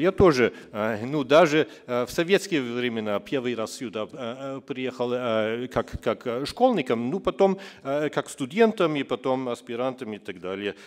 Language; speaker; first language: Russian; non-native, fluent; German